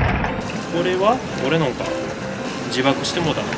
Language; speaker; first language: Japanese; native; Japanese